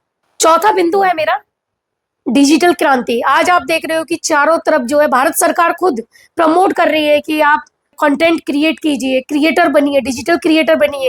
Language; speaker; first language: Hindi; native; Hindi